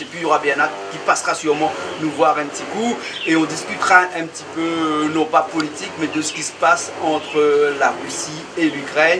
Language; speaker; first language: French; native; French